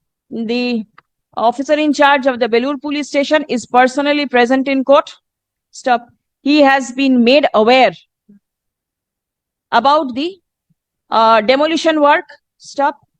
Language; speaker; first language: English; non-native, local second language; Bangla